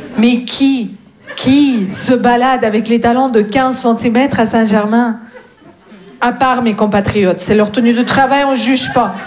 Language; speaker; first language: French; non-native, fluent; Russian